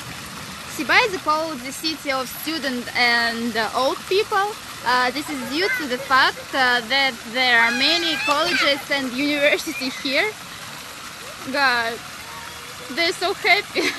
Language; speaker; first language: English; non-native, learner; Russian